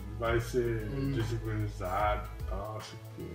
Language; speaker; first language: Portuguese; non-native, fluent; English